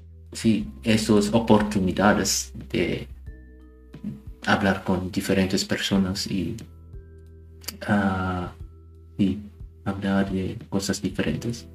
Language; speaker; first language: Spanish; non-native, learner; German